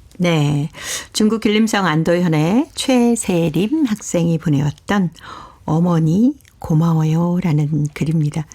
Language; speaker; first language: Korean; native; Korean